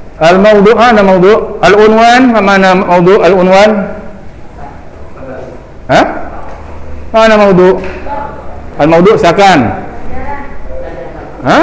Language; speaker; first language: Arabic; non-native, fluent; Indonesian